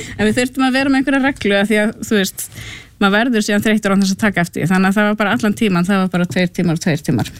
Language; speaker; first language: Icelandic; native; Icelandic